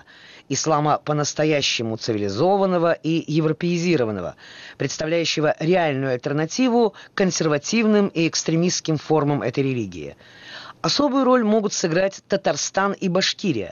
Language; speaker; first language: Russian; native; Russian